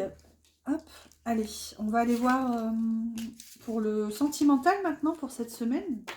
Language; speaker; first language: French; native; French